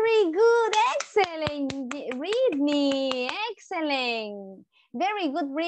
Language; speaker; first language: English; non-native, fluent; Spanish